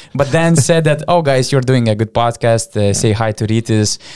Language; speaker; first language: English; non-native, fluent; Lithuanian